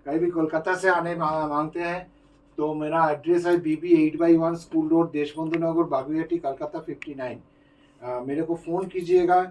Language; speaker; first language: Hindi; non-native, local second language; Bangla